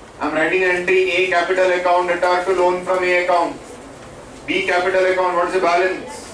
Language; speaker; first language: English; non-native, local second language; Telugu